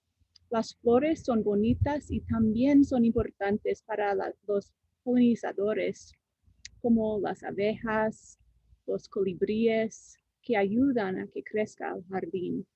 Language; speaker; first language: Spanish; non-native, fluent; English